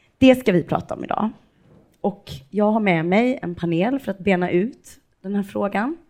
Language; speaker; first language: Swedish; native; Swedish